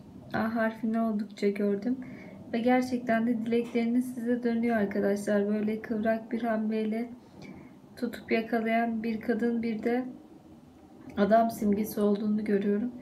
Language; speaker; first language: Turkish; native; Turkish